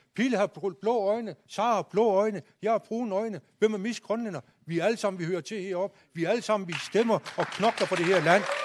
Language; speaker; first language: Danish; non-native, local second language; Kalaallisut